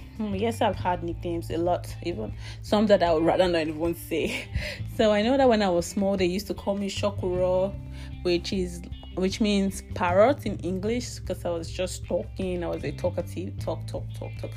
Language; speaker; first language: English; non-native, local second language; Yoruba